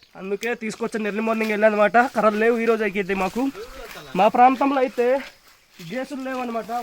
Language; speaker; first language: Telugu; non-native, local second language; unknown